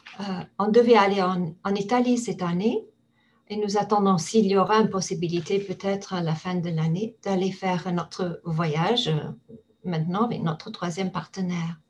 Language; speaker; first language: French; non-native, fluent; English